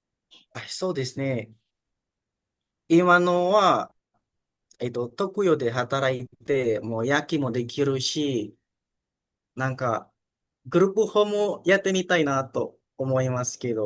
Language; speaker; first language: Japanese; non-native, learner; Indonesian